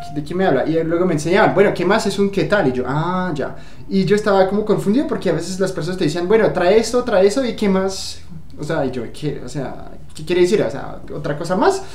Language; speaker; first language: Spanish; non-native, fluent; French